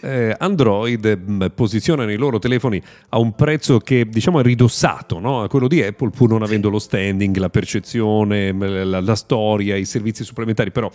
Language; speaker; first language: Italian; native; Italian